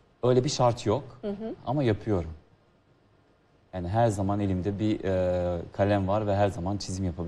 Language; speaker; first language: Turkish; non-native, fluent; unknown